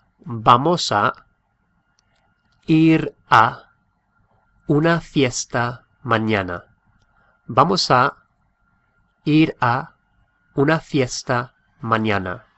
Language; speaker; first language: Spanish; non-native, fluent; English